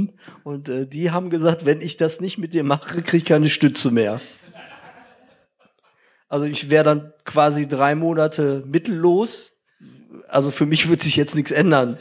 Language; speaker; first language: German; native; German